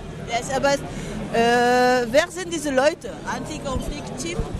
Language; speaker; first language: German; non-native, learner; French